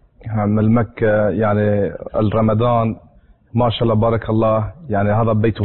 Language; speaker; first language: Arabic; non-native, learner; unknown